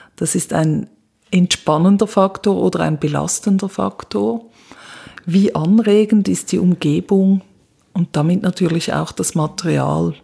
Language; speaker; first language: German; native; German